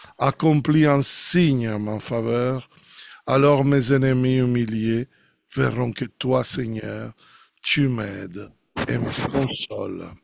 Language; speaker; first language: French; non-native, fluent; Italian